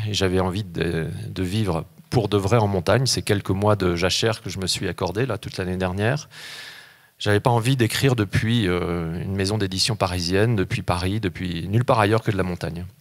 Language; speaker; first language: French; native; French